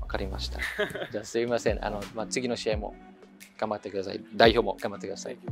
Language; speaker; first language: Japanese; non-native, fluent; English